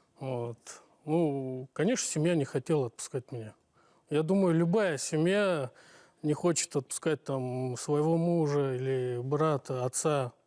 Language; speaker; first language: Russian; native; Russian